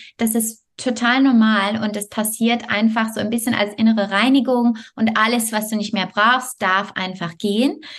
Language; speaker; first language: German; non-native, fluent; French